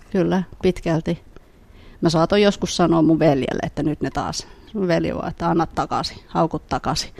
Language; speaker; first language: Finnish; early bilingual, other home language; Khmer